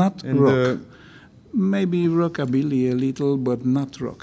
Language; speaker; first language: English; non-native, learner; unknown